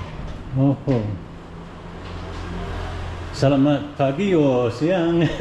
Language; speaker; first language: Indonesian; non-native, learner; English